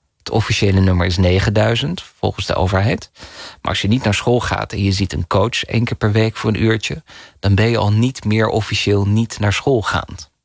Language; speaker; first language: Dutch; native; Dutch